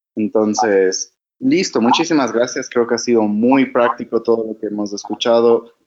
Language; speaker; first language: Spanish; native; Spanish